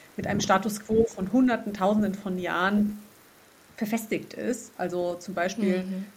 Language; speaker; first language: German; native; German